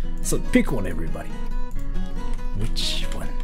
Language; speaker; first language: English; early bilingual, other home language; Japanese